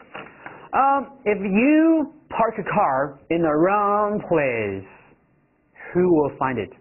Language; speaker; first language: English; non-native, fluent; Chinese